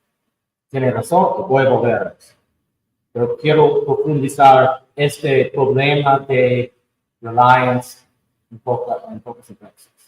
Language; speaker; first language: Spanish; non-native, fluent; English